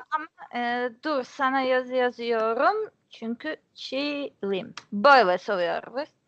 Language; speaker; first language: Turkish; non-native, learner; Serbian